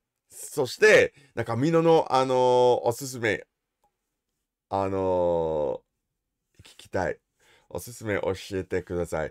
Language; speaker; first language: Japanese; non-native, learner; English